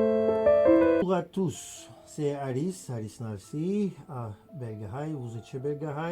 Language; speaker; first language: French; non-native, fluent; Armenian